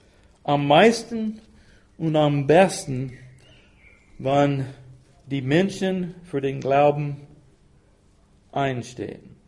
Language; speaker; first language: German; non-native, fluent; English